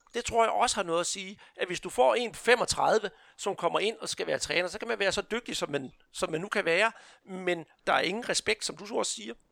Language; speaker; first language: Danish; non-native, fluent; Portuguese